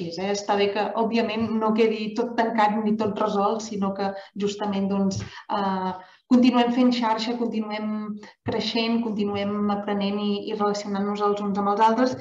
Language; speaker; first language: Catalan; native; Catalan